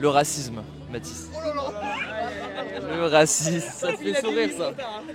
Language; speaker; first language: French; native; French